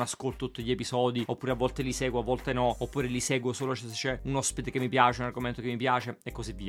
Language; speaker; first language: Italian; native; Italian